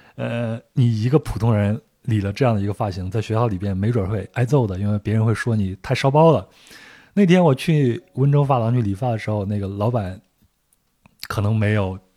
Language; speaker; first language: Chinese; native; Chinese